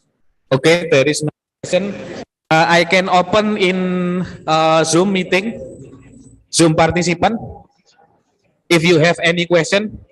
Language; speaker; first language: English; non-native, learner; Indonesian